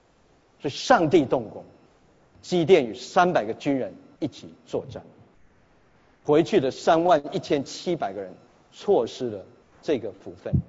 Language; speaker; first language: Chinese; native; Chinese